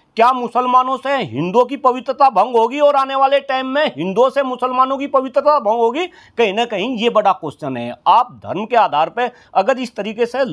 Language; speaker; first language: Hindi; native; Hindi